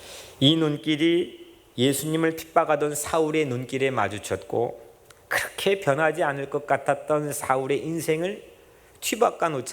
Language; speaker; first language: Korean; native; Korean